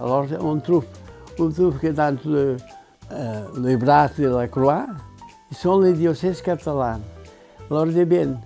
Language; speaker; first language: French; non-native, learner; Catalan